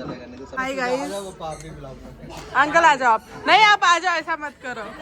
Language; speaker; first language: Hindi; non-native, local second language; Gujarati